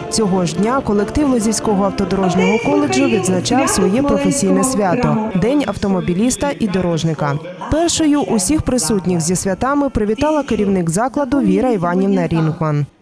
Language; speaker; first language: Ukrainian; native; Ukrainian